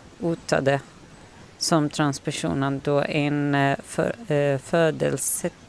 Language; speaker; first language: Swedish; non-native, learner; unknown